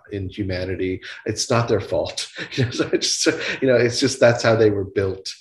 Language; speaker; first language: English; native; English